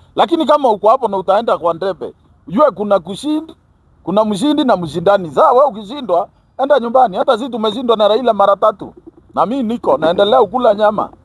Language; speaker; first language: Swahili; non-native, local second language; Kikuyu